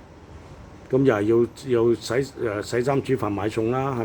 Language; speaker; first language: Cantonese; native; Cantonese